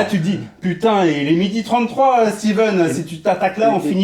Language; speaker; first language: French; native; French